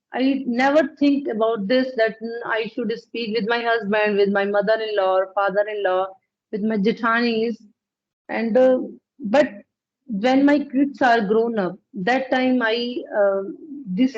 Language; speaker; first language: English; non-native, learner; Punjabi